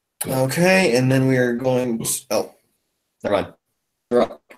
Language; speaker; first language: English; native; English